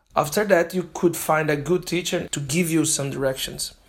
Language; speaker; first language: English; non-native, learner; Portuguese